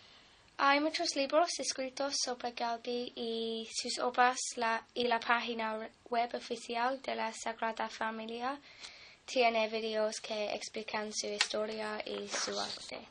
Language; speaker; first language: Spanish; non-native, fluent; English